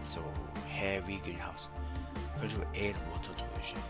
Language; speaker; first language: English; non-native, local second language; Chinese